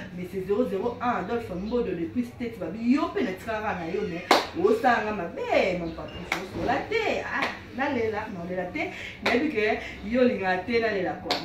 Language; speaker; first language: Lingala; native; Lingala